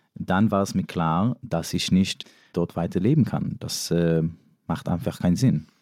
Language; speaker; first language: German; non-native, fluent; Yiddish